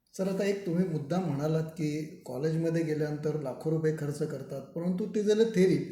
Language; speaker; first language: Marathi; native; Marathi